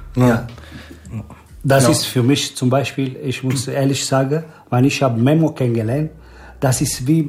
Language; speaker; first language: German; non-native, learner; Italian